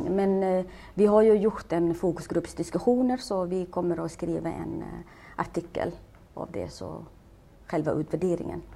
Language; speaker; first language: Swedish; non-native, fluent; Somali